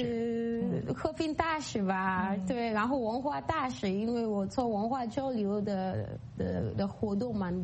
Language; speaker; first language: Chinese; non-native, fluent; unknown